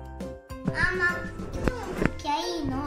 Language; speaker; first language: Italian; early bilingual, other home language; Sinhala